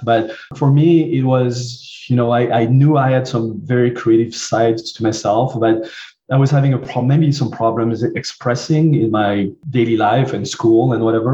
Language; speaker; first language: English; non-native, fluent; French